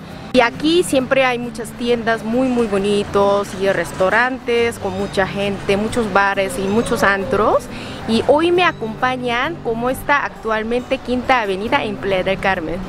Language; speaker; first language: Spanish; non-native, learner; Korean